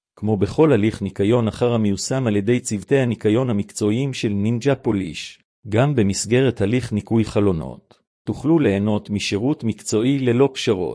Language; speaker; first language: Hebrew; native; Hebrew